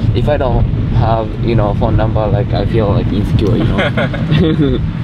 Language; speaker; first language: English; non-native, learner; Japanese